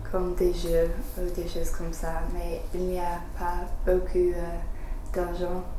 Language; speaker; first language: French; non-native, learner; English